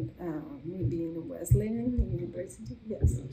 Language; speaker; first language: English; non-native, learner; Portuguese